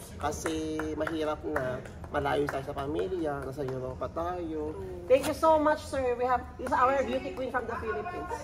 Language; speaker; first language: Filipino; native; Filipino